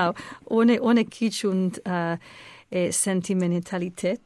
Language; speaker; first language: German; non-native, fluent; Hebrew